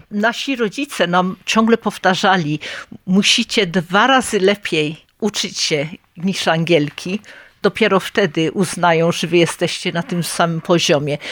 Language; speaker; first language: Polish; early bilingual, heritage; Polish